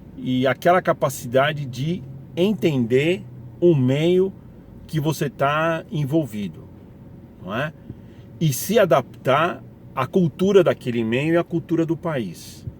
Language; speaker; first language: Portuguese; native; Portuguese